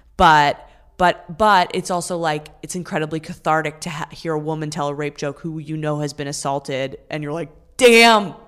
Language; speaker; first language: English; native; English